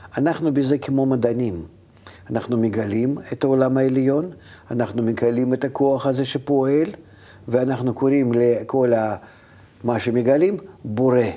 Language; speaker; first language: Hebrew; non-native, fluent; Russian